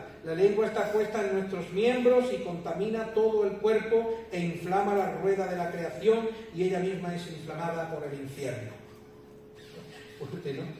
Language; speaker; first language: Spanish; native; Spanish